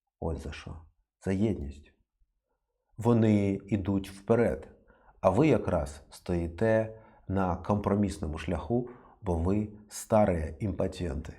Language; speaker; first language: Ukrainian; native; Ukrainian